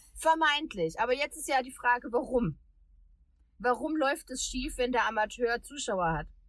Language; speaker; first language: German; early bilingual, other home language; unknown